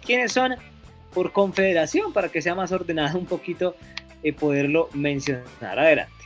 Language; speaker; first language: Spanish; native; Spanish